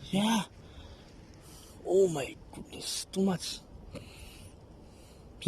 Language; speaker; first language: English; non-native, local second language; Filipino